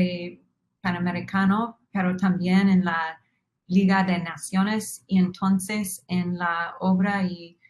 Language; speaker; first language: Spanish; non-native, fluent; English